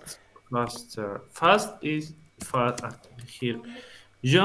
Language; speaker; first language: English; non-native, learner; Spanish